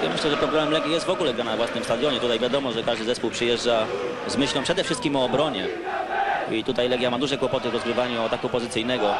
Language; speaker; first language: Polish; native; Polish